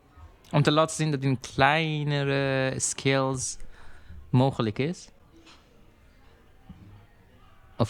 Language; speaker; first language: Dutch; non-native, learner; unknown